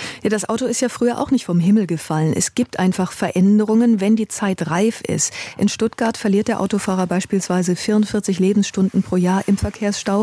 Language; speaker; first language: German; native; German